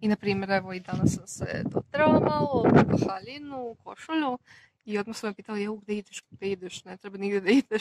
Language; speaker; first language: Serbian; non-native, local second language; Slovak